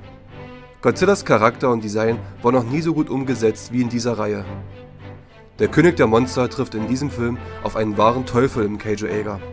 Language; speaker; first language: German; native; German